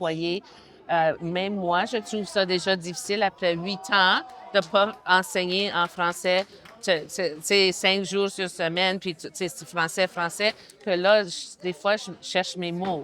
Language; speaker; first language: French; native; French